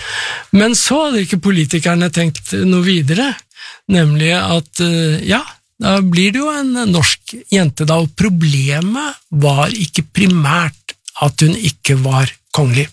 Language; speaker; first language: Norwegian; native; Norwegian